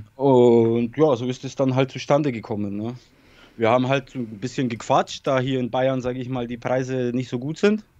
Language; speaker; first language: German; early bilingual, other home language; Polish